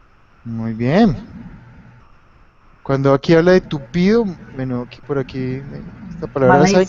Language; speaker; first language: Spanish; native; Spanish